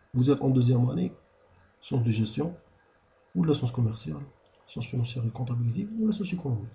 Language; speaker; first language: French; non-native, local second language; Arabic